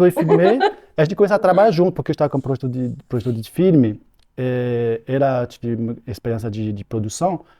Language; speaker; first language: Portuguese; non-native, fluent; French